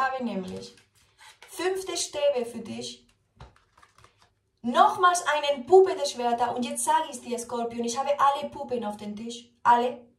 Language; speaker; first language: German; non-native, fluent; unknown